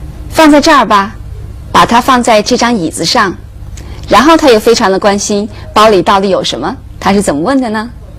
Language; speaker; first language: Chinese; native; Chinese